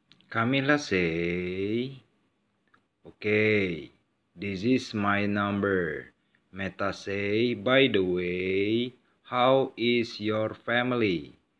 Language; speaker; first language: English; non-native, learner; Indonesian